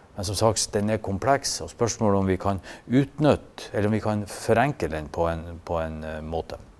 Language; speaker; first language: Norwegian; native; Norwegian